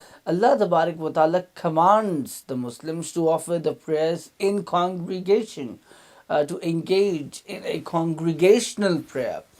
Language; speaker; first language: English; non-native, local second language; Urdu